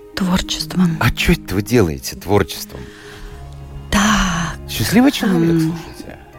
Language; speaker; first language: Russian; native; Russian